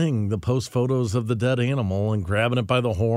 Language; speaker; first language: English; native; English